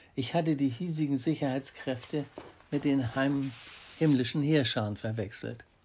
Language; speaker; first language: German; native; German